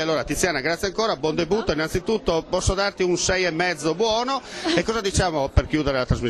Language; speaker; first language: Italian; native; Italian